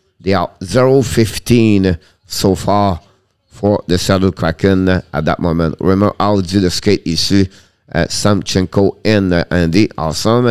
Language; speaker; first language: English; non-native, fluent; French